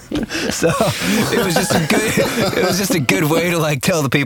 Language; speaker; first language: English; native; English